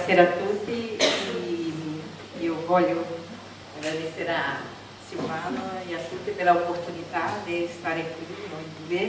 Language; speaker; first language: Italian; non-native, learner; Portuguese